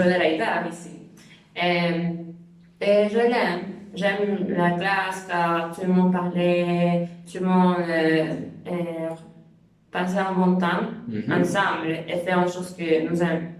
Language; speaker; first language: French; non-native, learner; Spanish